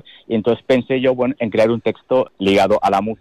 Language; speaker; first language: Spanish; native; Spanish